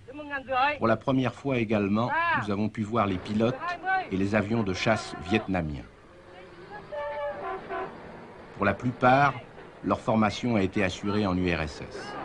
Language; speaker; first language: French; native; French